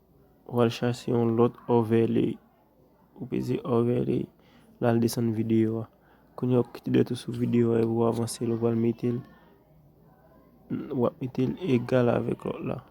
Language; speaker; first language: French; non-native, learner; Haitian Creole